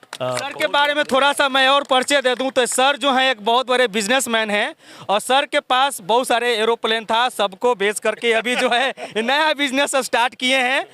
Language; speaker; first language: Hindi; native; Hindi